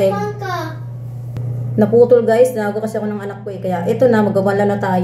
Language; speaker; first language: Filipino; native; Filipino